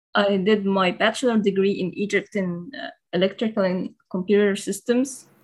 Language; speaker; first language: English; non-native, fluent; Arabic